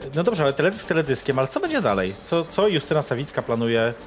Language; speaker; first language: Polish; native; Polish